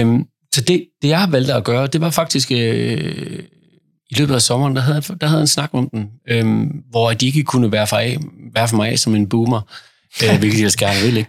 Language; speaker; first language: Danish; native; Danish